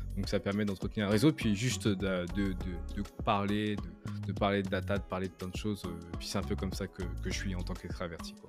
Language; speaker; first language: French; native; French